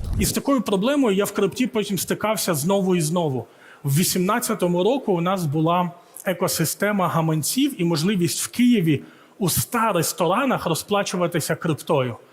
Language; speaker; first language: Ukrainian; early bilingual, heritage; Ukrainian